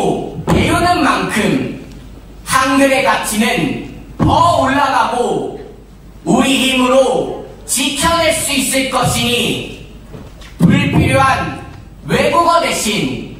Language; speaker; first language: Korean; native; Korean